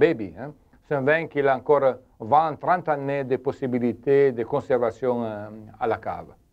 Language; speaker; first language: French; non-native, learner; Italian